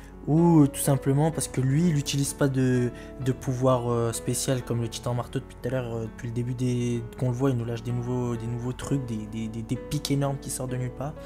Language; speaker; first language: French; native; French